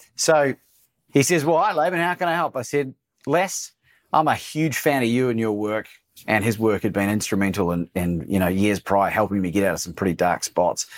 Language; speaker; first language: English; native; English